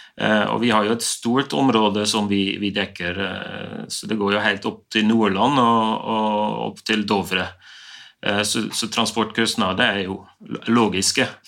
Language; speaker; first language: Norwegian; non-native, fluent; Dutch